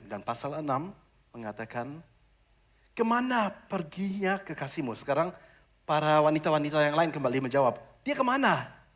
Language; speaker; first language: Indonesian; non-native, fluent; German